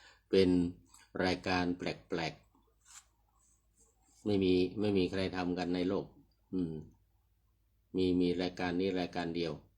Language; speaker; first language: Thai; native; Thai